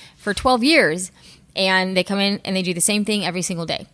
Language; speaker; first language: English; native; English